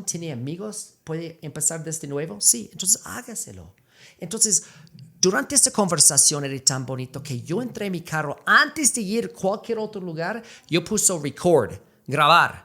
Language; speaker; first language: Spanish; non-native, fluent; English